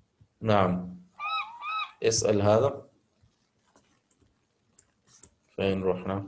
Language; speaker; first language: Arabic; non-native, fluent; Urdu